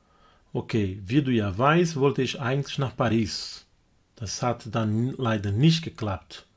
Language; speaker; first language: German; non-native, fluent; Portuguese